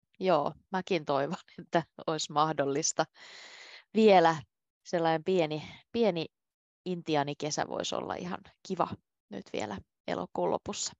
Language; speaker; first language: Finnish; native; Finnish